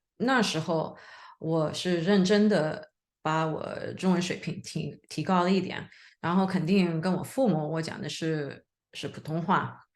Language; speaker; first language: Chinese; early bilingual, heritage; Chinese